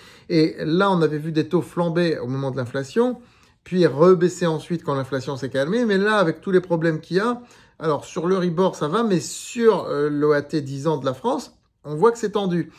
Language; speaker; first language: French; native; French